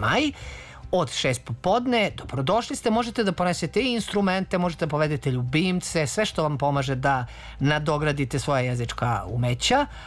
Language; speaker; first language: Serbian; native; Serbian